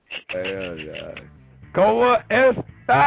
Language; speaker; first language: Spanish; non-native, learner; English